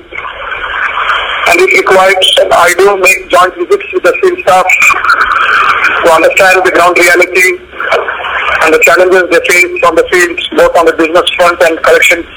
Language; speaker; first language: English; non-native, local second language; Tamil